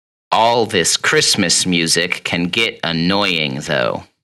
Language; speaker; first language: English; native; English